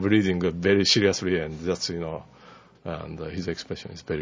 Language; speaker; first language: English; non-native, learner; Japanese